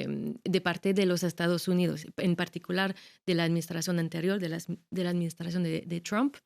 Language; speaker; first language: Spanish; non-native, fluent; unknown